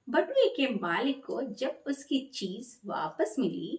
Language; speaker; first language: Hindi; non-native, local second language; Malayalam